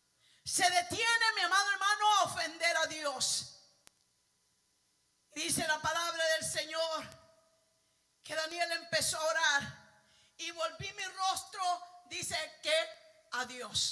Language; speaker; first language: Spanish; native; Spanish